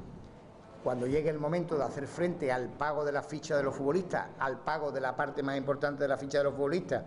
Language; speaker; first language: Spanish; native; Spanish